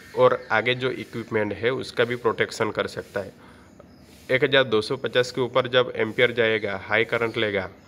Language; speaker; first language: Hindi; non-native, local second language; Gujarati